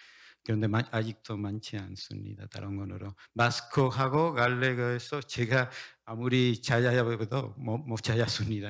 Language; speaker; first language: Korean; non-native, learner; Spanish